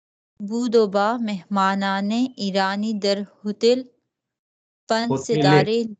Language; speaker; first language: Persian; non-native, learner; Urdu